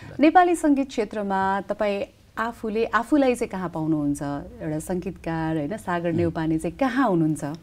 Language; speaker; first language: Nepali; native; Nepali